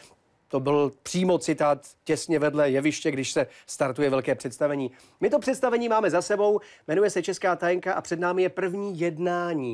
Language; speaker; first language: Czech; native; Czech